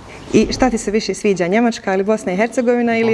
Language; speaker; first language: Bosnian; native; Bosnian